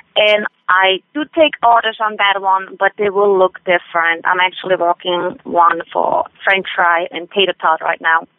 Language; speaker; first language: English; non-native, fluent; Swiss German